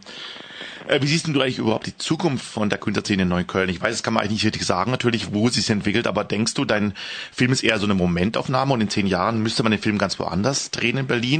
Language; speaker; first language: German; native; German